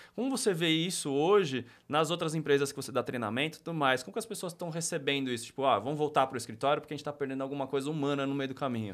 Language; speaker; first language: Portuguese; native; Portuguese